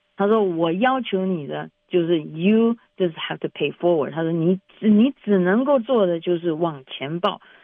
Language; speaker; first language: Chinese; native; Chinese